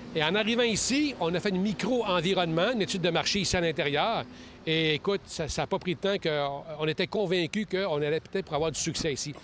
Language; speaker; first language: French; native; French